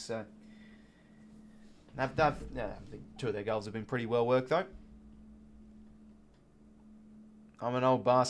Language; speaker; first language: English; native; English